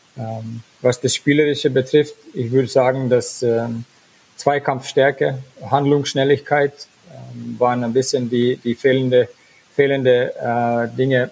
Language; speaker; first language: German; non-native, fluent; Finnish